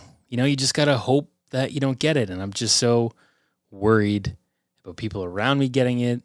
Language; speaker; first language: English; native; English